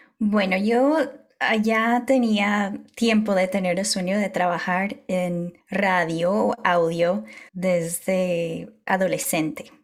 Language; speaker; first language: Spanish; non-native, fluent; English